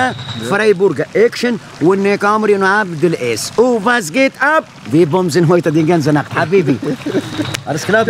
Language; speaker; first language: German; non-native, learner; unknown